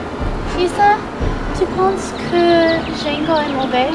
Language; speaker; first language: French; non-native, learner; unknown